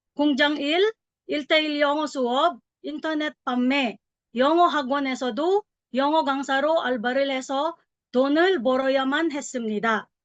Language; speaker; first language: Korean; non-native, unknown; Filipino